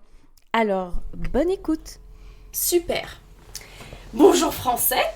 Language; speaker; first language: French; native; French